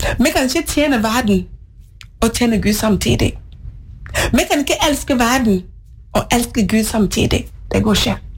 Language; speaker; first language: Norwegian; non-native, fluent; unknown